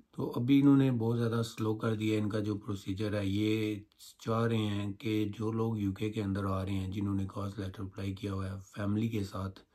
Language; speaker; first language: Urdu; non-native, local second language; Punjabi